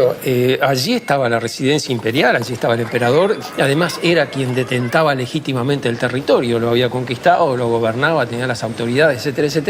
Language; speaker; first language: Spanish; native; Spanish